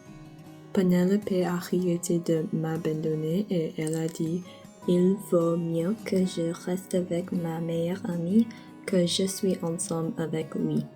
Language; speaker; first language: French; non-native, learner; English